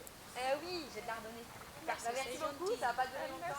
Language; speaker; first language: French; native; French